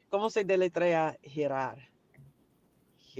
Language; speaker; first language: Spanish; non-native, learner; English